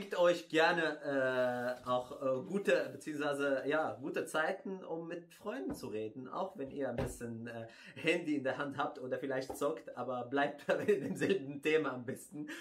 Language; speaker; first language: German; non-native, fluent; Arabic